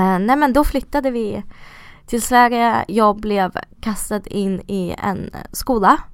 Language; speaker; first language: Swedish; early bilingual, other home language; Russian